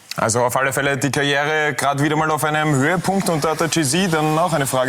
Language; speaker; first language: German; native; German